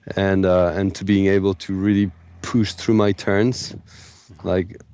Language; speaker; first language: English; non-native, fluent; French